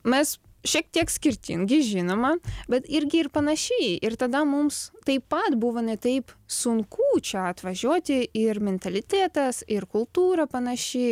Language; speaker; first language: Lithuanian; non-native, learner; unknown